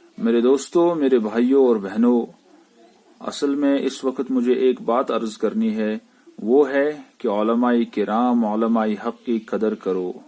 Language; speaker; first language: Urdu; non-native, local second language; Kashmiri